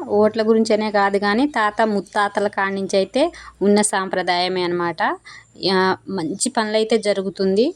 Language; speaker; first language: Telugu; non-native, local second language; Lambadi